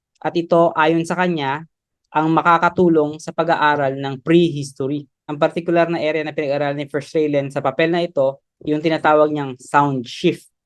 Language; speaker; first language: Filipino; native; Filipino